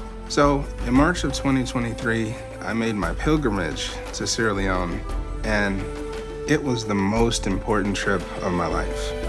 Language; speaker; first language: English; early bilingual, other home language; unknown